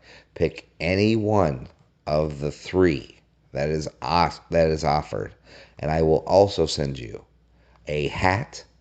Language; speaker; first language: English; native; English